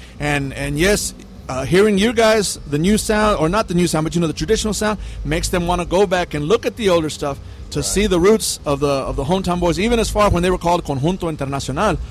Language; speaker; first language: English; early bilingual, other home language; Spanish